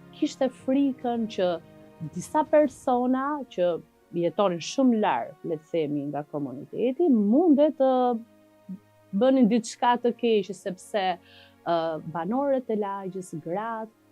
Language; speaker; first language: Albanian; non-native, local second language; Romany